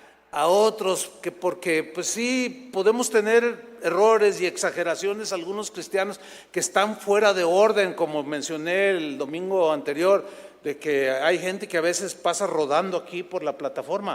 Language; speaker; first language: Spanish; native; Spanish